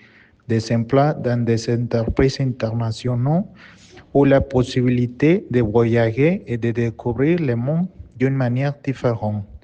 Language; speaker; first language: French; non-native, learner; Spanish